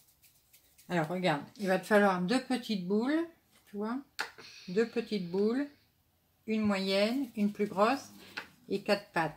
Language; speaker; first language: French; native; French